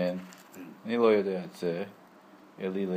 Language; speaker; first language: Hebrew; non-native, learner; English